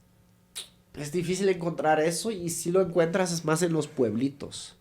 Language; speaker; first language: Spanish; native; Spanish